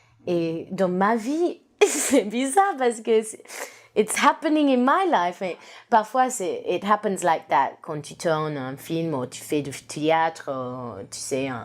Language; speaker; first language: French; non-native, learner; English